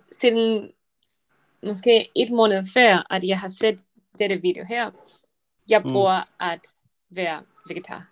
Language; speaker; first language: Danish; non-native, learner; Spanish